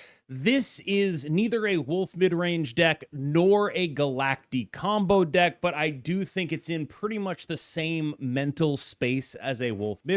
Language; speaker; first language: English; native; English